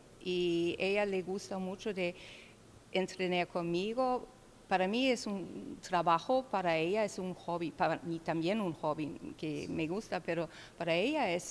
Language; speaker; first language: Spanish; non-native, learner; German